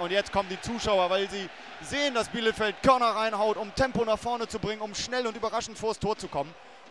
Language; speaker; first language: German; native; German